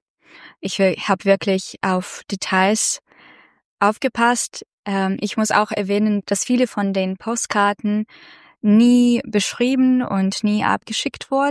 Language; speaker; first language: German; non-native, fluent; Russian